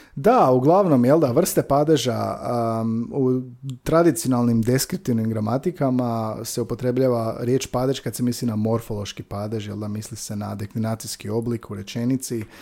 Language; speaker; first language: Croatian; native; Croatian